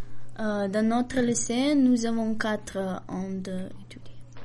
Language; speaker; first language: French; non-native, learner; Macedonian